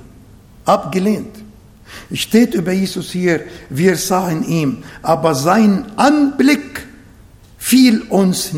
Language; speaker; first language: German; non-native, fluent; Arabic